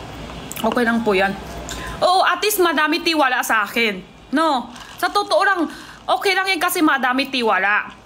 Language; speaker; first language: Filipino; non-native, learner; Chinese